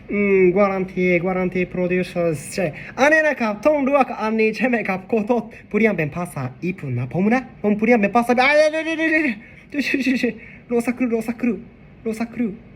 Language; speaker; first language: Thai; non-native, learner; Japanese